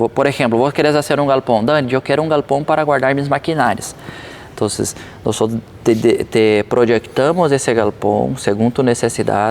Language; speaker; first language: Portuguese; early bilingual, heritage; Portuguese